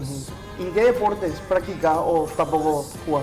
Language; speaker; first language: Spanish; native; Spanish